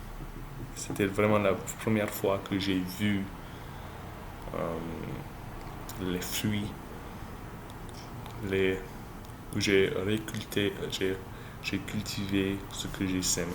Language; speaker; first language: French; non-native, learner; English